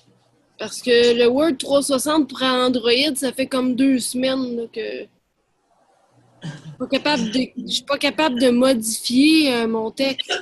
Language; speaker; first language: French; native; French